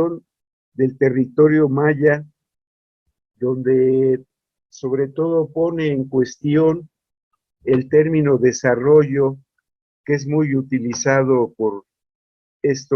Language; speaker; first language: Spanish; native; Spanish